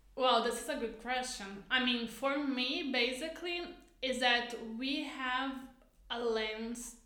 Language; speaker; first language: English; non-native, fluent; Portuguese